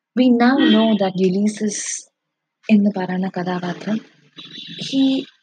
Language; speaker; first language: English; non-native, local second language; Malayalam